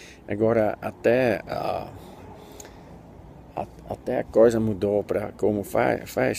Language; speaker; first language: Portuguese; non-native, fluent; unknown